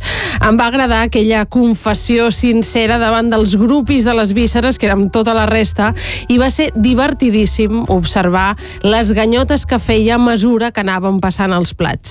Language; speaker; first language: Catalan; native; Catalan